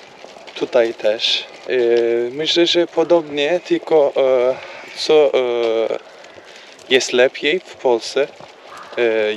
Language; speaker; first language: Polish; non-native, learner; Turkish